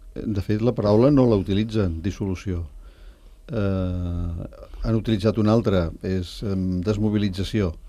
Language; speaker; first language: Catalan; native; Catalan